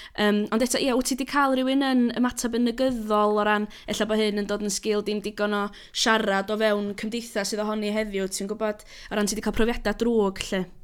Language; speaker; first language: Welsh; native; Welsh